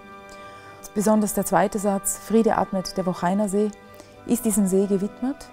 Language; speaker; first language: German; native; German